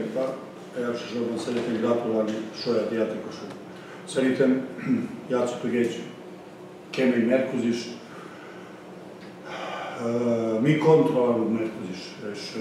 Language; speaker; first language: Hungarian; non-native, learner; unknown